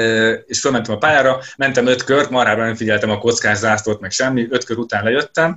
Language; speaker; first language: Hungarian; native; Hungarian